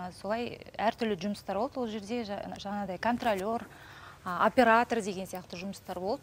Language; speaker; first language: Kazakh; native; Kazakh